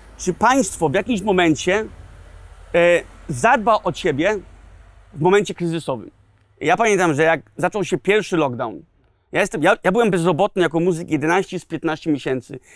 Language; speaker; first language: Polish; early bilingual, heritage; Polish